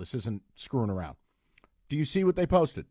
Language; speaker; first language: English; native; English